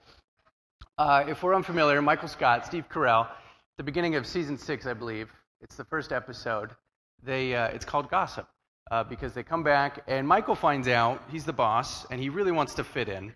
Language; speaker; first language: English; native; English